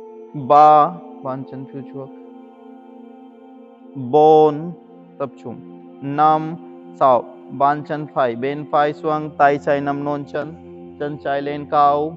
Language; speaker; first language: Vietnamese; non-native, learner; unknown